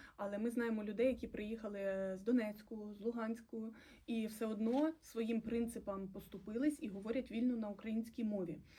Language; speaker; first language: Ukrainian; native; Ukrainian